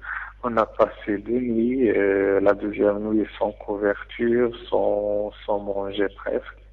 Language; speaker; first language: French; non-native, local second language; Arabic